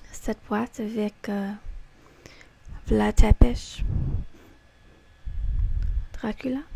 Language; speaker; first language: French; non-native, fluent; English